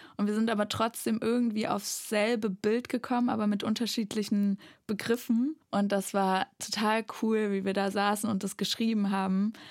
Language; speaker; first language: German; native; German